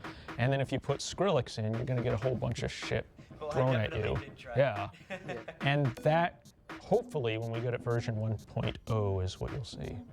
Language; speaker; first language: English; native; English